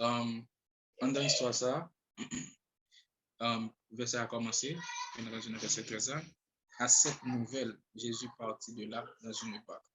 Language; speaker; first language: French; non-native, local second language; Haitian Creole